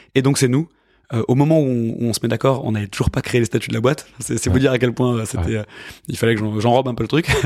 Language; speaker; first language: French; native; French